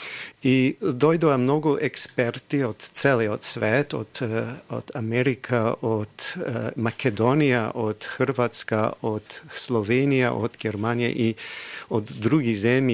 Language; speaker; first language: Macedonian; non-native, fluent; English